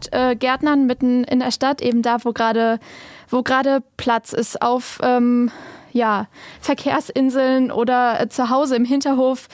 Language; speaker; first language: German; native; German